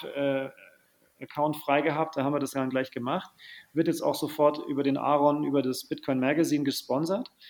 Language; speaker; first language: German; native; German